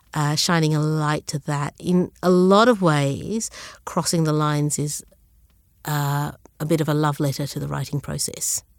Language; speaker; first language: English; early bilingual, other home language; Sinhala